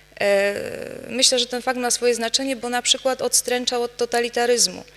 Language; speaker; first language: Polish; native; Polish